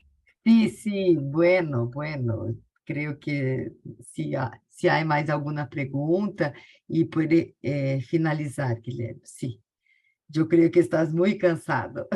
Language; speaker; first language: Spanish; non-native, learner; Portuguese